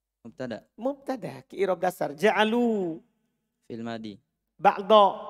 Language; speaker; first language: Arabic; non-native, fluent; Indonesian